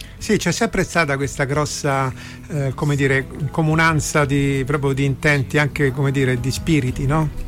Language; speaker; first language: Italian; native; Italian